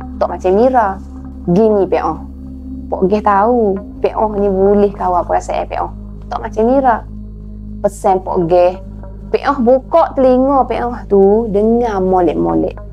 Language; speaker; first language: Malay; native; Malay